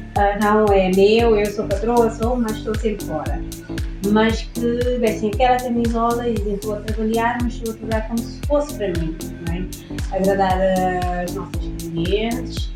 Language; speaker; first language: Portuguese; non-native, local second language; Kabuverdianu